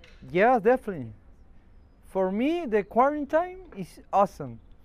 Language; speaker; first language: English; non-native, learner; Spanish